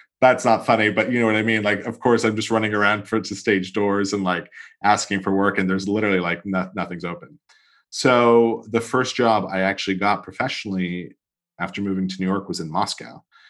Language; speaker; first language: English; native; English